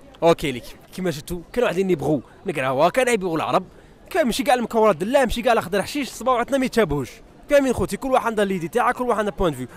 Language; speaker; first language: French; non-native, local second language; Arabic